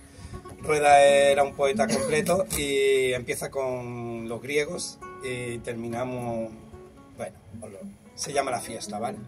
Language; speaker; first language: Spanish; native; Spanish